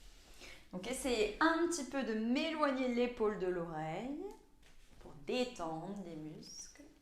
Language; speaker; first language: French; native; French